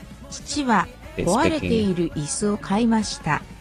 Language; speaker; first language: Japanese; non-native, learner; English